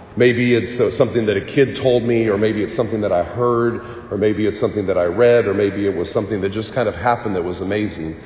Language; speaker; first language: English; native; English